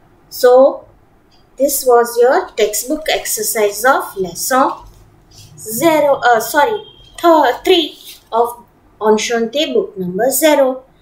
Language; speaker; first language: English; non-native, local second language; Gujarati